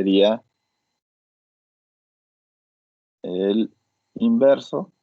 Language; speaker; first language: Spanish; native; Spanish